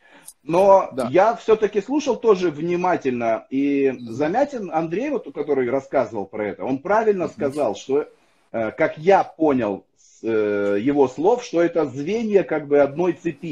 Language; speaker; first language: Russian; native; Russian